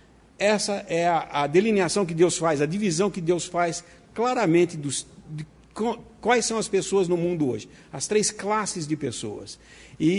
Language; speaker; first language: Portuguese; native; Portuguese